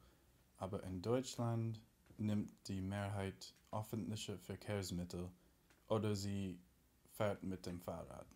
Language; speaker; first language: German; non-native, learner; English